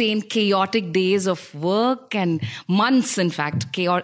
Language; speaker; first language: English; non-native, local second language; Telugu